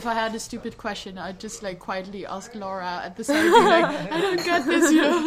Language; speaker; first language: English; non-native, fluent; Dutch